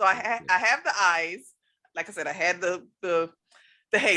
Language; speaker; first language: English; native; English